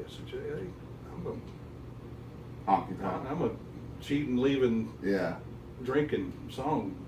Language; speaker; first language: English; native; English